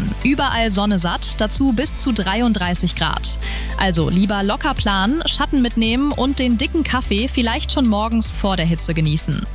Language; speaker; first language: German; native; German